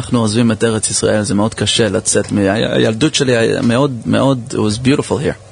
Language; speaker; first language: Hebrew; early bilingual, heritage; English